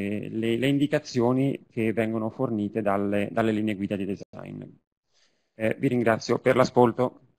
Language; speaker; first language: Italian; native; Italian